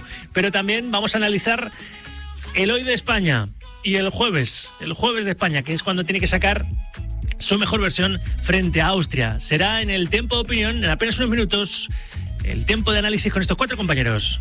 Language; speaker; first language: Spanish; native; Spanish